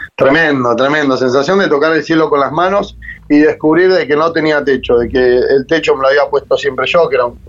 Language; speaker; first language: Spanish; native; Spanish